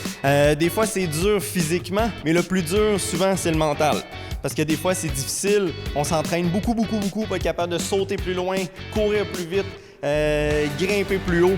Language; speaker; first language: French; native; French